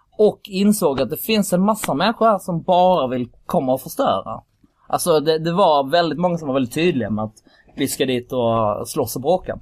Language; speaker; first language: Swedish; early bilingual, other home language; Kurdish